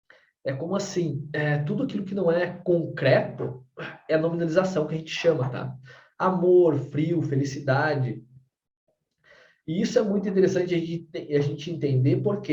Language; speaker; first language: Portuguese; native; Portuguese